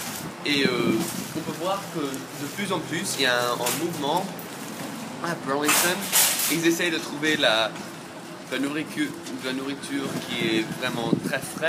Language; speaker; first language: French; non-native, fluent; English